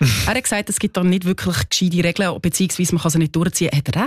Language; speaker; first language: German; native; German